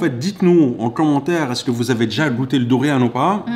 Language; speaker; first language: French; native; French